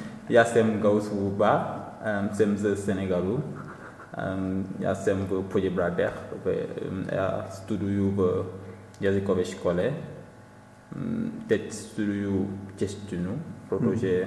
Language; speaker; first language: English; non-native, learner; Wolof